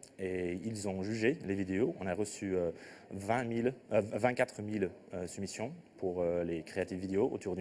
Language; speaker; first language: French; non-native, fluent; English